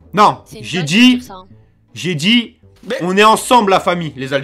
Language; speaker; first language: French; native; French